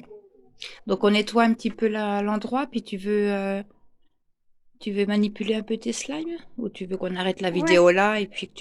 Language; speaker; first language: French; native; French